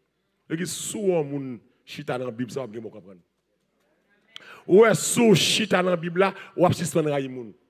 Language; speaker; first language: French; non-native, learner; Haitian Creole